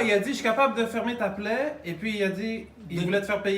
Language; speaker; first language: French; native; French